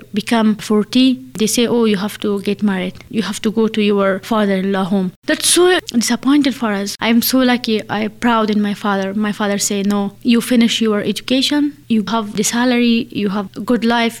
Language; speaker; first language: English; non-native, learner; Persian